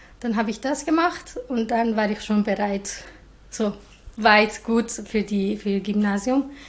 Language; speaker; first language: German; non-native, fluent; Persian